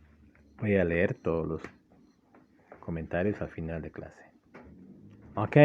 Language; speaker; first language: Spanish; non-native, local second language; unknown